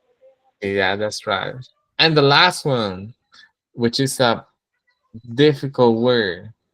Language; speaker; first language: English; non-native, fluent; Spanish